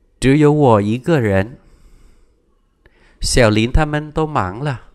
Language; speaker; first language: Chinese; non-native, fluent; Vietnamese